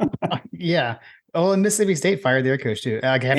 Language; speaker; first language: English; native; English